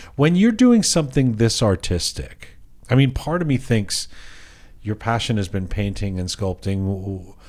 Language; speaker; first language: English; native; English